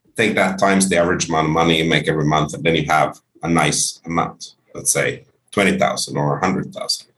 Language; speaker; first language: English; non-native, fluent; Finnish